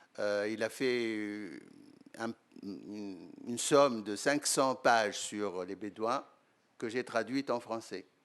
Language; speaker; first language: French; non-native, local second language; Arabic